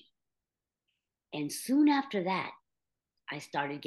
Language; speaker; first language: English; native; English